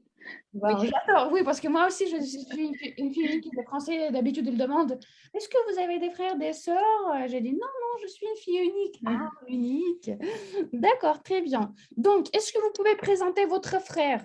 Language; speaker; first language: French; non-native, fluent; Russian